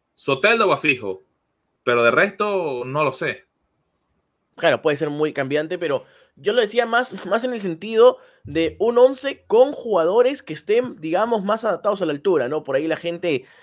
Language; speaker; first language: Spanish; native; Spanish